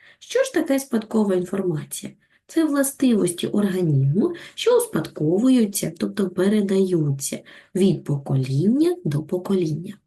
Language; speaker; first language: Ukrainian; native; Ukrainian